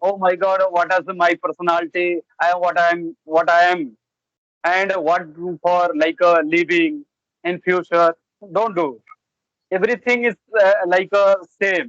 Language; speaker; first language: English; non-native, learner; Bhojpuri